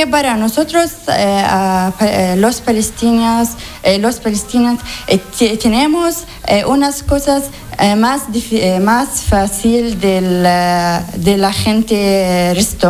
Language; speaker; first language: Spanish; non-native, learner; Arabic